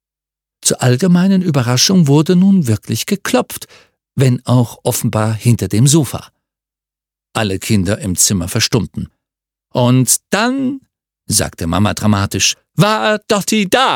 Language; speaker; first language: German; native; German